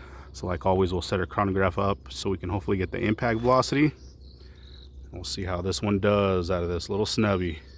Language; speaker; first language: English; native; English